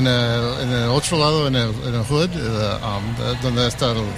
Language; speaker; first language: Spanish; early bilingual, heritage; English